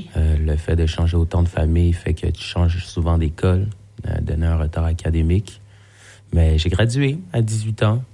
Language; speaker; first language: French; native; French